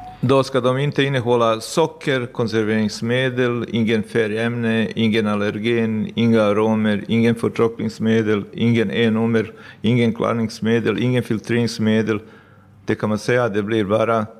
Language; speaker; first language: Swedish; non-native, fluent; Bosnian